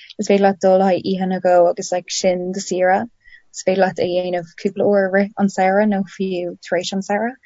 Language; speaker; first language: Irish; non-native, local second language; English